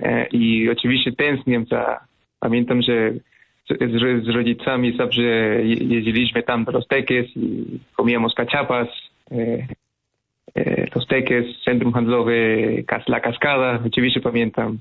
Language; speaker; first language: Polish; non-native, fluent; Spanish